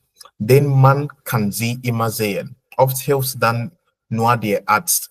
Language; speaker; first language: German; non-native, fluent; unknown